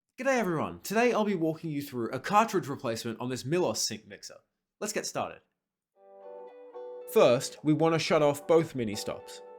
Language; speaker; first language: English; native; English